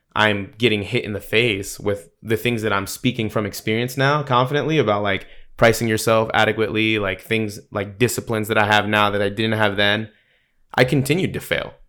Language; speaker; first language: English; native; English